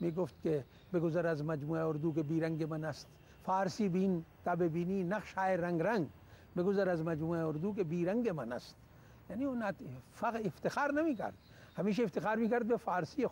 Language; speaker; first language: Persian; non-native, fluent; Urdu